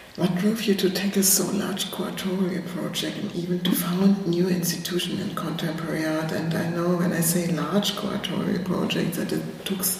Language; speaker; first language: English; non-native, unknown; German